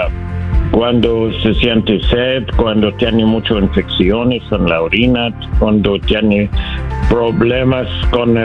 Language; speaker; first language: Spanish; non-native, learner; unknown